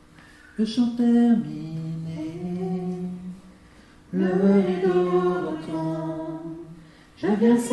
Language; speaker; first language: French; native; French